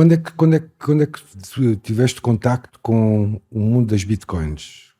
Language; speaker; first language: Portuguese; native; Portuguese